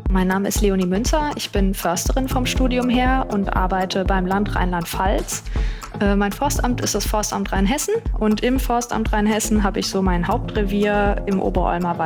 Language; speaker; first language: German; native; German